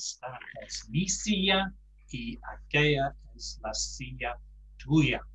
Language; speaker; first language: Spanish; non-native, fluent; English